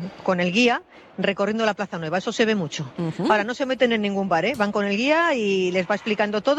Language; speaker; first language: Spanish; native; Spanish